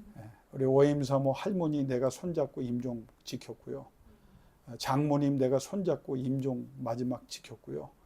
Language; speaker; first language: Korean; native; Korean